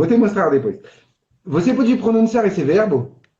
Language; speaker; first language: Portuguese; non-native, fluent; French